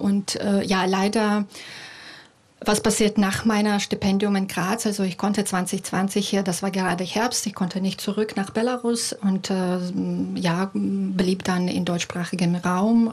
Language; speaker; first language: German; non-native, fluent; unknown